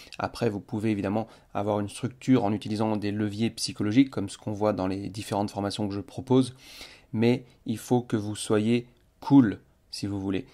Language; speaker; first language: French; native; French